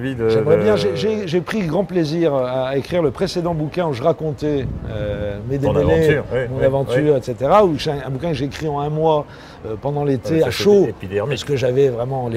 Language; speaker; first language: French; native; French